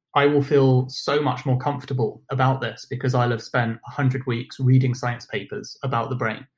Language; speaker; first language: English; native; English